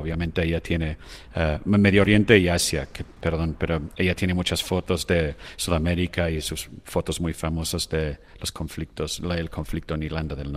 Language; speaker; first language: Spanish; non-native, fluent; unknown